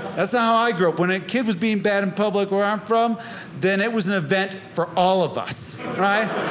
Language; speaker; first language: English; native; English